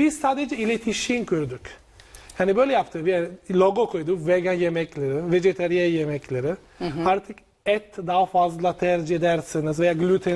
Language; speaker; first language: Turkish; non-native, learner; Italian